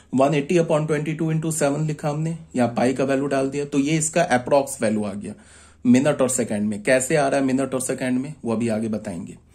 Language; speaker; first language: Hindi; native; Hindi